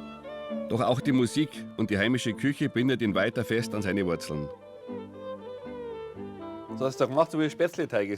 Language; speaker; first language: German; native; German